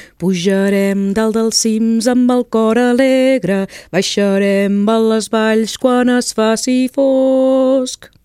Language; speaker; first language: Finnish; non-native, fluent; Catalan